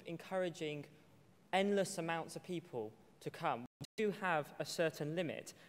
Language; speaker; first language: English; native; English